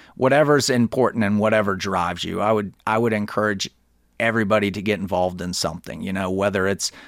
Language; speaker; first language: English; native; English